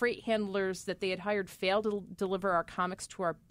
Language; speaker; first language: English; native; English